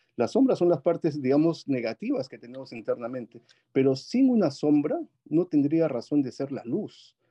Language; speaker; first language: Spanish; native; Spanish